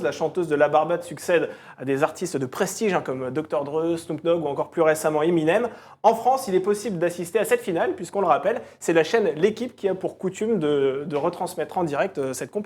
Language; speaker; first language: French; native; French